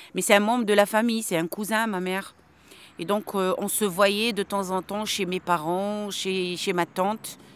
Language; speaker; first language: French; non-native, local second language; Arabic